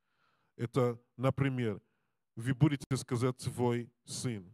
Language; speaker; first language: Russian; non-native, learner; English